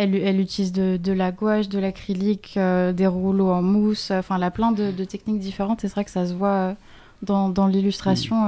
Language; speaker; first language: French; native; French